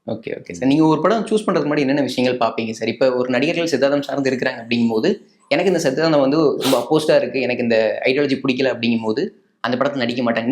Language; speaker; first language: Tamil; native; Tamil